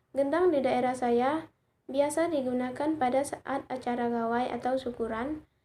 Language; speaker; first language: Indonesian; non-native, local second language; Iban